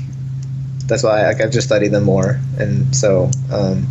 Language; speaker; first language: English; native; English